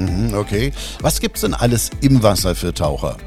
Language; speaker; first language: German; native; German